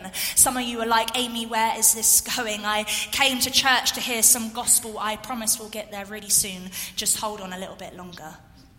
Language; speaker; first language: English; native; English